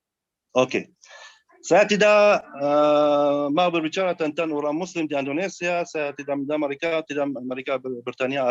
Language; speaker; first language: Indonesian; non-native, learner; Arabic